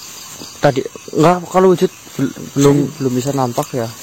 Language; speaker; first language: Indonesian; native; Indonesian